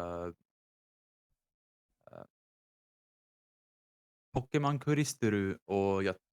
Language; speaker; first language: Japanese; non-native, learner; English